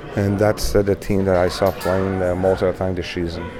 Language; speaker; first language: English; non-native, fluent; French